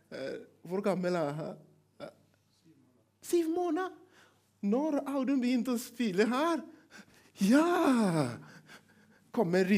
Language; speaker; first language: Norwegian; non-native, fluent; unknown